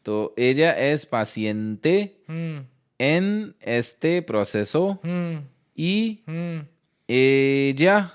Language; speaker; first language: Spanish; non-native, learner; Hindi